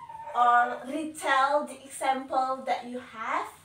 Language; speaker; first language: English; non-native, learner; Indonesian